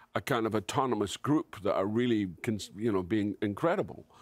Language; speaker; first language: English; native; English